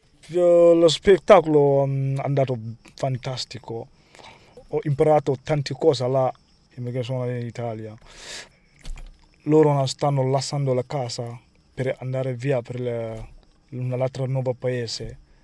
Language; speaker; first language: Italian; non-native, learner; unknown